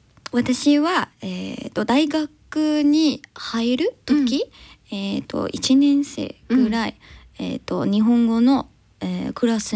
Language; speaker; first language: Japanese; non-native, learner; English